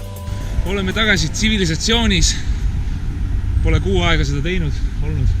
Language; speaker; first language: Estonian; native; Estonian